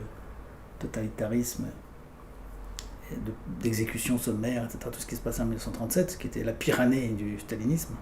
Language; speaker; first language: French; native; French